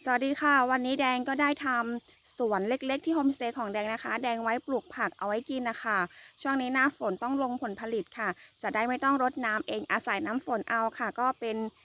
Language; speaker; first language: Thai; non-native, local second language; S'gaw Karen